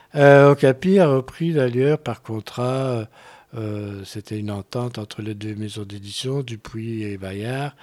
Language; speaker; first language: French; native; French